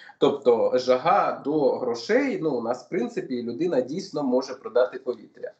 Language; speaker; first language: Ukrainian; non-native, local second language; Russian